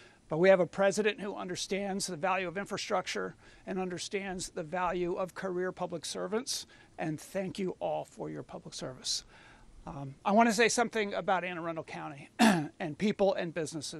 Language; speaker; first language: English; native; English